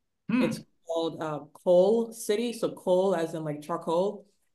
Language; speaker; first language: English; non-native, local second language; Igbo